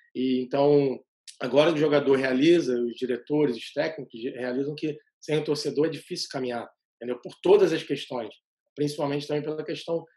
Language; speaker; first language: Portuguese; native; Portuguese